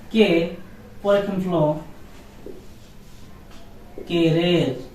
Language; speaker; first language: Spanish; non-native, learner; Bangla